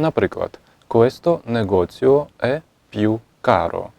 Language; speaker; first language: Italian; non-native, fluent; Ukrainian